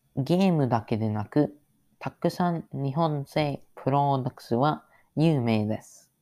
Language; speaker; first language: Japanese; non-native, learner; English